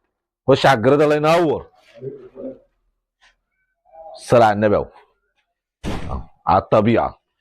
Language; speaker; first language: Arabic; native; Arabic